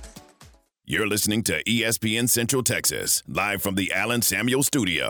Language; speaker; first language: English; native; English